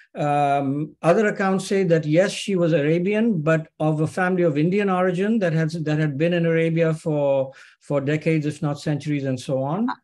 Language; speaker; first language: English; non-native, local second language; Urdu